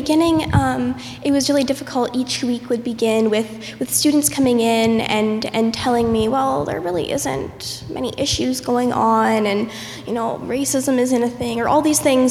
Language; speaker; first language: English; native; English